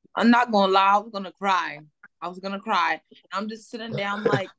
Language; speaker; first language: English; native; English